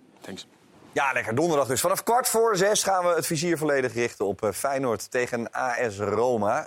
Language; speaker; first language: Dutch; native; Dutch